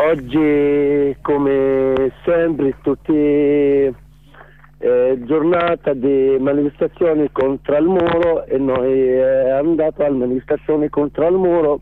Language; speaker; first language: Italian; non-native, learner; Arabic